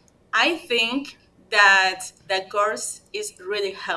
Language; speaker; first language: English; non-native, learner; Spanish